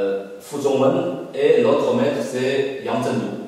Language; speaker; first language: French; non-native, fluent; Chinese